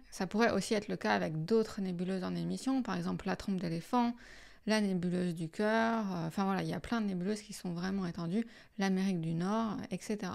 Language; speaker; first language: French; native; French